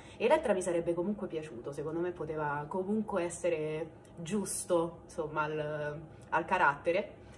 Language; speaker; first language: Italian; native; Italian